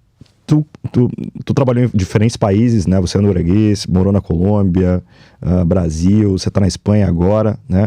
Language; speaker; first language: Portuguese; native; Portuguese